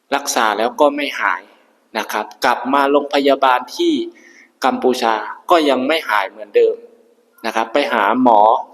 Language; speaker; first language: Thai; native; Thai